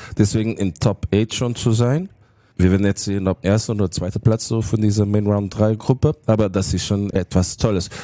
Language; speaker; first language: German; non-native, fluent; Portuguese